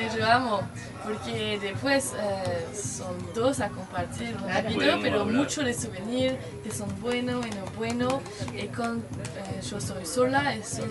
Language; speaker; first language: Spanish; non-native, learner; French